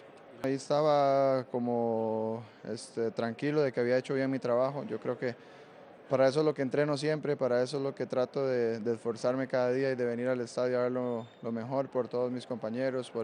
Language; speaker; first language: Spanish; native; Spanish